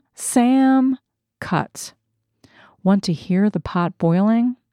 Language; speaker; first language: English; native; English